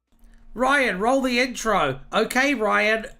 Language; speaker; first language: English; native; English